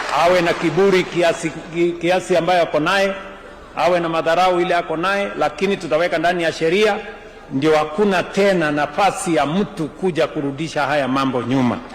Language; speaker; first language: Swahili; non-native, local second language; Kalenjin